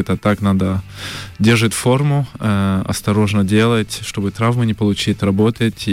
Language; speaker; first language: Russian; early bilingual, heritage; French